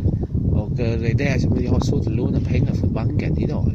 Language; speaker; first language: Swedish; non-native, learner; Vietnamese